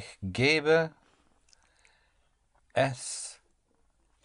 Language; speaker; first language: German; non-native, learner; English